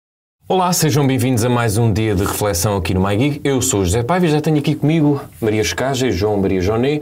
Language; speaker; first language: Portuguese; native; Portuguese